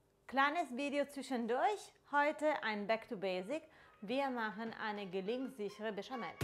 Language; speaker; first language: German; non-native, fluent; Italian